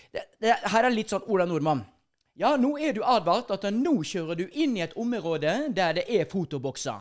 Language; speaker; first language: Norwegian; native; Norwegian